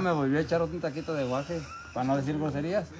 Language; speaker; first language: Spanish; native; Spanish